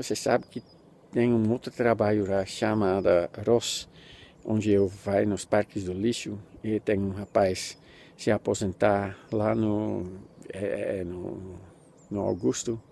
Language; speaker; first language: Portuguese; non-native, fluent; Dutch